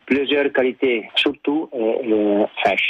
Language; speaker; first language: French; non-native, learner; Italian